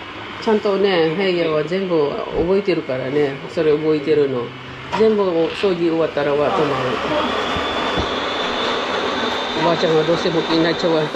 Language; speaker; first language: Japanese; non-native, learner; Filipino